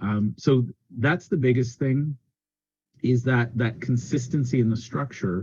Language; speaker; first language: English; native; English